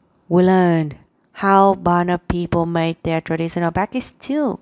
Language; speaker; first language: English; non-native, fluent; Vietnamese